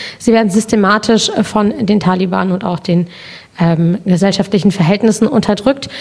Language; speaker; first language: German; native; German